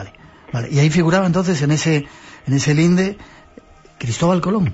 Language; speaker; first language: Spanish; native; Spanish